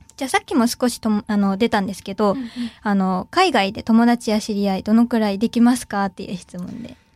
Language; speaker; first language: Japanese; native; Japanese